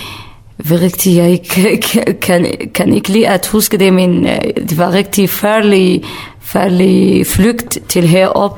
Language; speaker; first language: Danish; non-native, learner; Kurdish